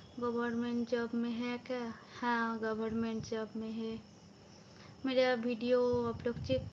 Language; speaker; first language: Hindi; non-native, local second language; Bangla